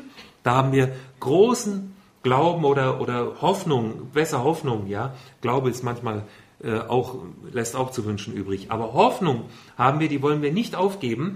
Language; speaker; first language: German; native; German